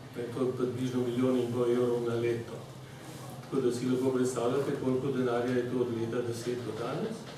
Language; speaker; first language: Slovenian; native; Slovenian